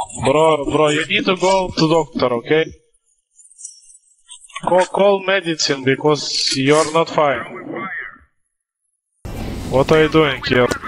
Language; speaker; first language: English; non-native, learner; Russian